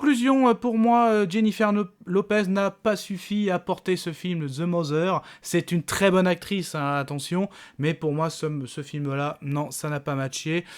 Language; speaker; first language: French; native; French